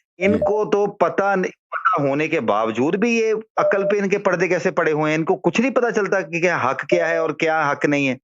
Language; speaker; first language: Urdu; non-native, local second language; Punjabi